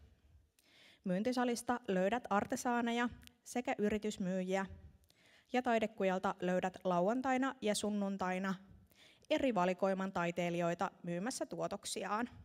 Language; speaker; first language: Finnish; native; Finnish